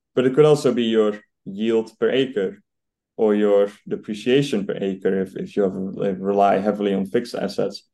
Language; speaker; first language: English; non-native, fluent; Dutch